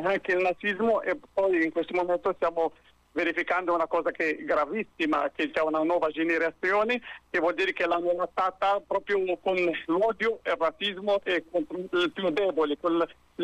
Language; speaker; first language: Italian; non-native, fluent; Arabic